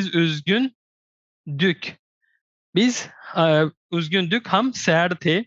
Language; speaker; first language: Turkish; non-native, fluent; Urdu